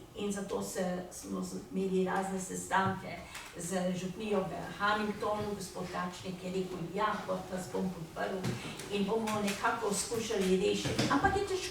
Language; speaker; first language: Slovenian; early bilingual, heritage; Slovenian